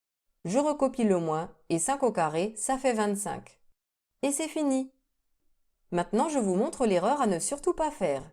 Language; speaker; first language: French; native; French